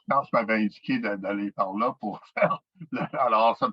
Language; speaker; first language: French; native; French